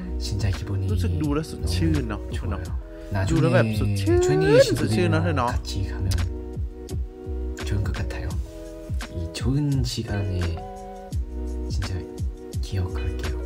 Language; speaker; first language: Korean; non-native, learner; Thai